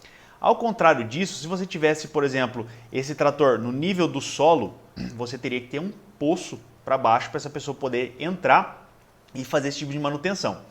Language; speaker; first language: Portuguese; native; Portuguese